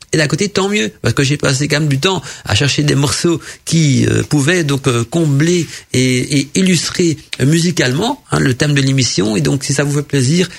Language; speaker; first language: French; non-native, fluent; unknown